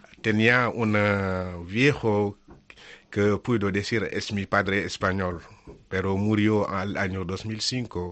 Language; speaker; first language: Spanish; non-native, learner; Wolof